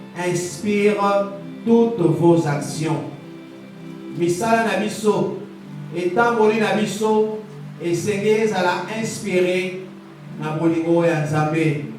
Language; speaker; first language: Lingala; native; Lingala